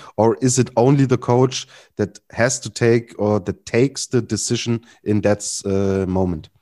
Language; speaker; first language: English; non-native, fluent; German